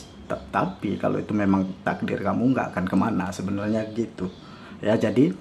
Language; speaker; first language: Indonesian; native; Indonesian